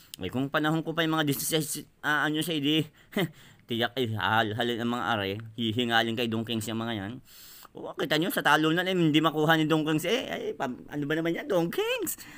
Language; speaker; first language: Filipino; native; Filipino